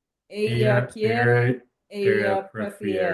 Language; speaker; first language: Spanish; non-native, learner; English